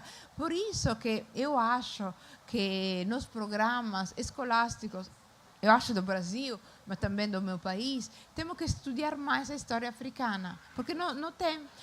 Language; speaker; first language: Portuguese; non-native, fluent; Italian